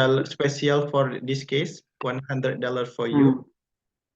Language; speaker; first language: English; non-native, fluent; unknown